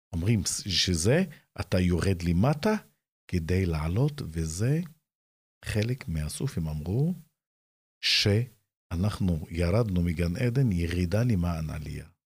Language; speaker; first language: Hebrew; non-native, local second language; Arabic